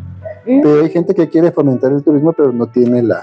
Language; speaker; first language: Spanish; native; Spanish